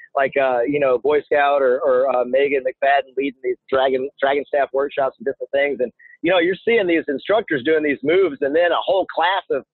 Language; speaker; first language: English; native; English